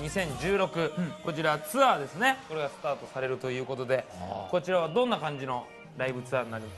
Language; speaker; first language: Japanese; native; Japanese